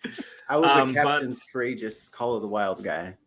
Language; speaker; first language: English; native; English